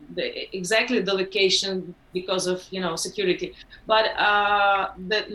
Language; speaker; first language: English; non-native, learner; Ukrainian